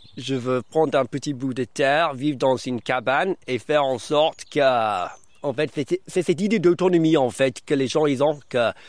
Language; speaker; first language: French; early bilingual, other home language; English